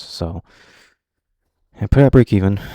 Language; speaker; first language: English; native; English